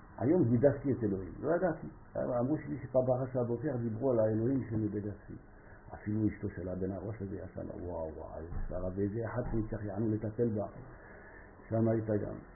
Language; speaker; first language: Hebrew; non-native, fluent; French